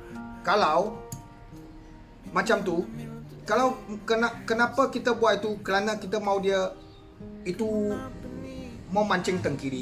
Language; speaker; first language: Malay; non-native, local second language; Chinese